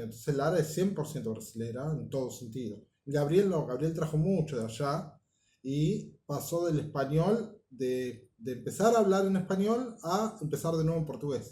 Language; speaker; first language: Spanish; native; Spanish